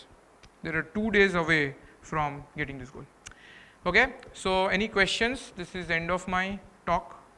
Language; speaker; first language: English; non-native, local second language; Gujarati